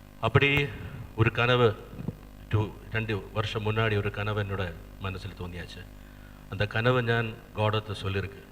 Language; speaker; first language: Tamil; non-native, learner; Malayalam